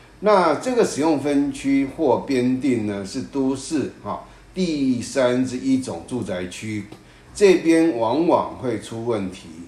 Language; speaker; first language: Chinese; native; Chinese